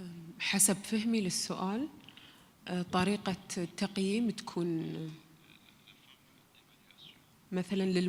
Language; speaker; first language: Arabic; native; Arabic